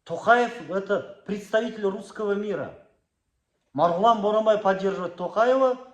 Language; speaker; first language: Russian; non-native, local second language; Kazakh